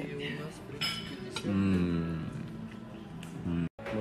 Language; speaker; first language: Russian; native; Russian